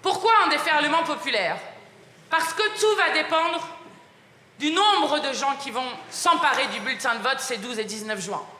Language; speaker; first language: French; native; French